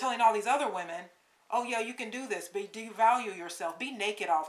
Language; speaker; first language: English; native; English